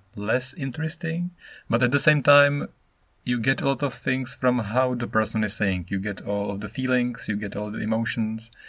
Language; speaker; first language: English; non-native, fluent; Czech